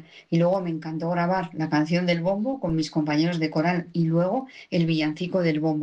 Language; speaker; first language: Spanish; native; Spanish